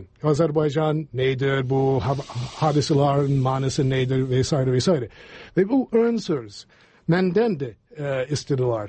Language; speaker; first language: Turkish; non-native, fluent; English